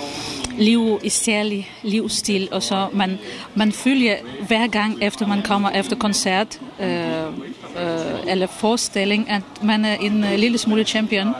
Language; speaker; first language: Danish; non-native, fluent; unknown